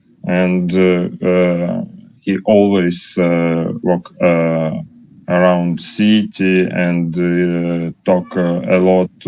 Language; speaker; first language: English; non-native, learner; Russian